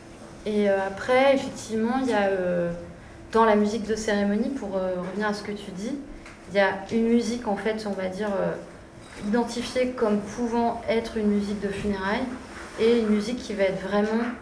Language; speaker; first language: French; native; French